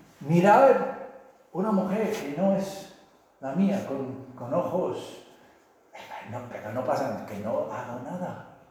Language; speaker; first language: Spanish; non-native, fluent; English